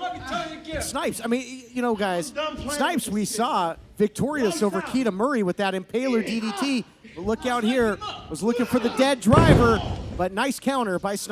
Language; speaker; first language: English; native; English